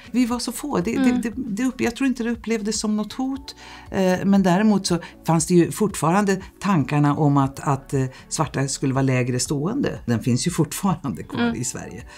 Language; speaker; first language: Swedish; native; Swedish